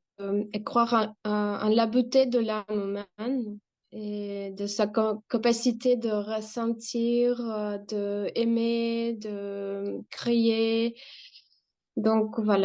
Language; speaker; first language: French; non-native, fluent; Russian